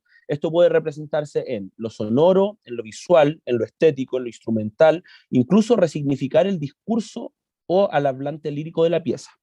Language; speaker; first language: Spanish; native; Spanish